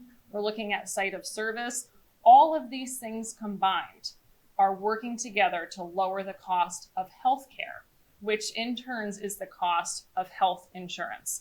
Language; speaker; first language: English; native; English